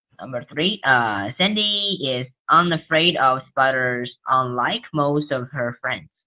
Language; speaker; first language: English; non-native, learner; Chinese